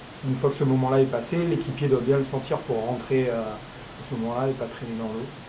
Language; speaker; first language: French; native; French